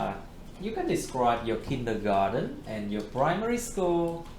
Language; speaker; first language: English; non-native, fluent; Vietnamese